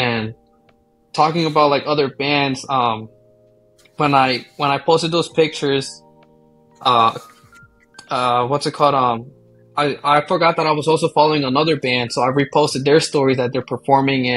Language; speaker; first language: English; early bilingual, other home language; Spanish